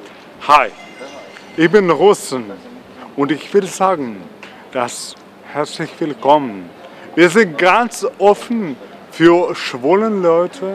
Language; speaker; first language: German; non-native, learner; Russian